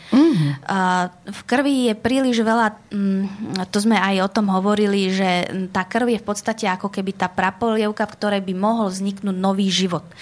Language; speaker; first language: Slovak; native; Slovak